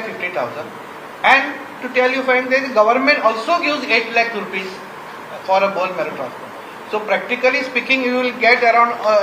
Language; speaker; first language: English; non-native, local second language; Konkani